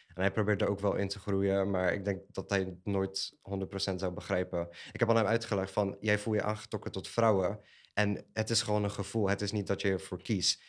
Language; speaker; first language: Dutch; early bilingual, other home language; Polish